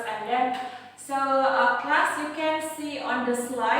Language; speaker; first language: English; non-native, fluent; Indonesian